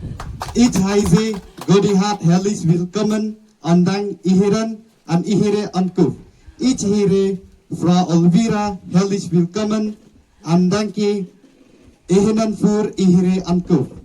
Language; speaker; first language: German; non-native, learner; Khasi